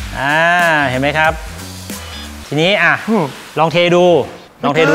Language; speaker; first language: Thai; native; Thai